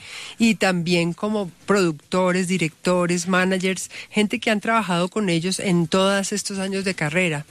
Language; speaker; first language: Spanish; native; Spanish